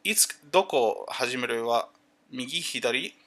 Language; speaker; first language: Japanese; non-native, learner; English